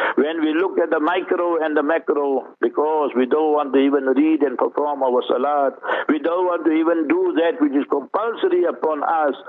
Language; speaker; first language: English; early bilingual, other home language; Urdu